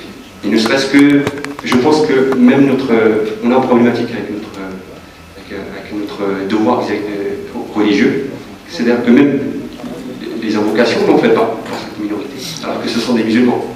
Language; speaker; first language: French; native; French